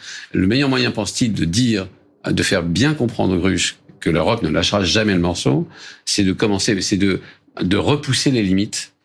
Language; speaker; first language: French; native; French